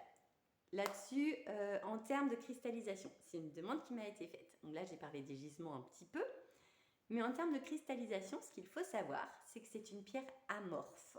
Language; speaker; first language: French; native; French